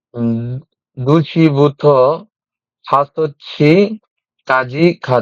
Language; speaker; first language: Korean; non-native, learner; Bangla